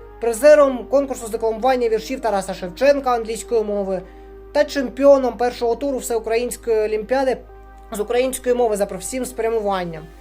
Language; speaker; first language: Ukrainian; native; Ukrainian